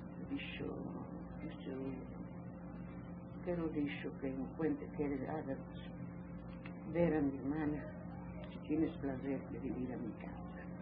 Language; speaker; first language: Spanish; native; Spanish